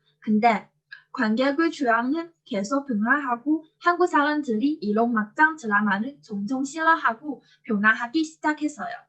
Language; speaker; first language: Korean; non-native, learner; Chinese